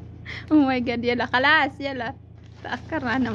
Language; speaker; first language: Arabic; non-native, learner; Filipino